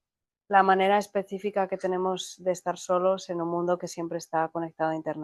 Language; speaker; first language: Spanish; native; Spanish